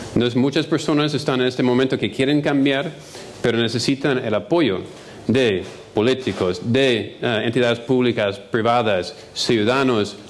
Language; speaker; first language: Spanish; non-native, fluent; English